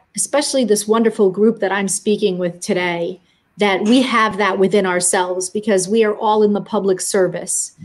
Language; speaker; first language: English; native; English